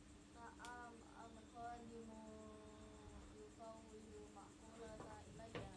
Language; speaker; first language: Arabic; non-native, learner; Indonesian